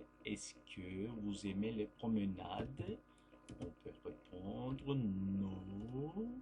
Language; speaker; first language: French; non-native, fluent; Turkish